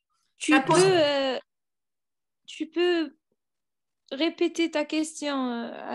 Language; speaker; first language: French; non-native, learner; Arabic